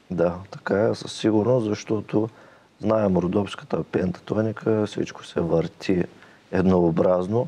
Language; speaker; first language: Bulgarian; native; Bulgarian